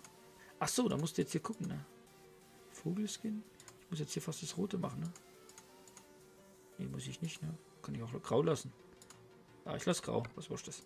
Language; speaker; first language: German; native; German